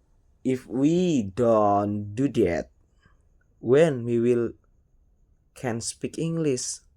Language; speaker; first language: English; non-native, learner; Indonesian